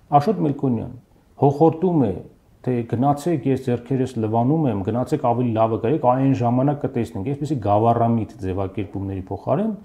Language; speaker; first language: Armenian; native; Armenian